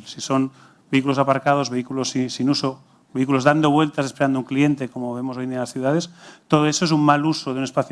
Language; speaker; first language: Spanish; native; Spanish